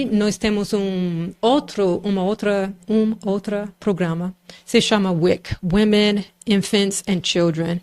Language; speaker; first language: Portuguese; non-native, fluent; English